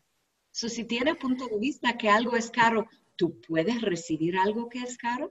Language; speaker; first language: Spanish; non-native, learner; English